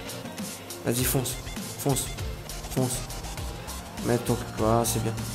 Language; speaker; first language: French; native; French